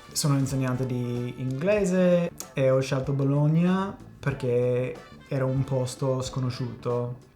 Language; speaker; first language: Italian; non-native, fluent; English